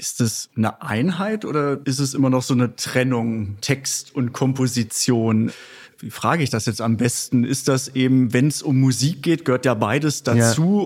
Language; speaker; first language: German; native; German